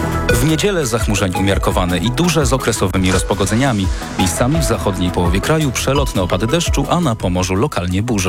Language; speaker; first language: Polish; native; Polish